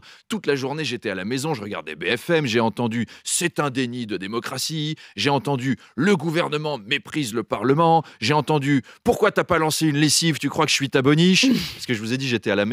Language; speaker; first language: French; native; French